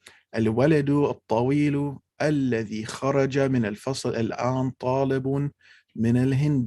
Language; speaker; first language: Arabic; non-native, fluent; English